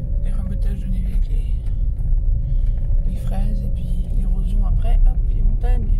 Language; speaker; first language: French; native; French